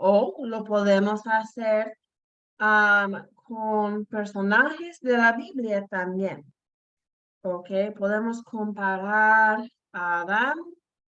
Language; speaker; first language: Spanish; non-native, fluent; English